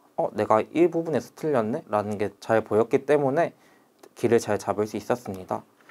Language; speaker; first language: Korean; native; Korean